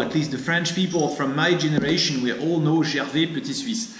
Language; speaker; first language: English; non-native, fluent; French